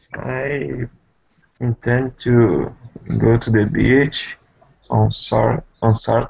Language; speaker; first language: English; non-native, learner; Portuguese